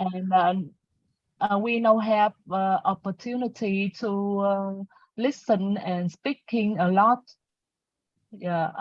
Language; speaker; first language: English; non-native, learner; Vietnamese